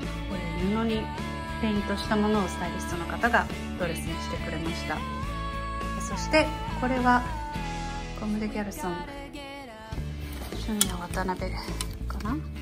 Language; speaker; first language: Japanese; native; Japanese